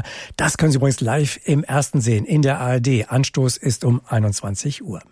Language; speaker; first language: German; native; German